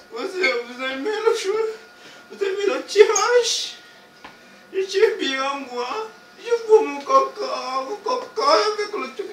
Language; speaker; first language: Portuguese; early bilingual, heritage; Portuguese